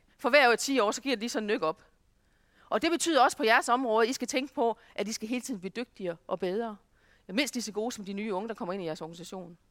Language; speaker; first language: Danish; native; Danish